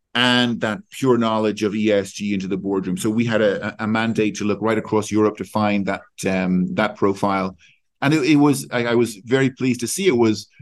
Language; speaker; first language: English; native; English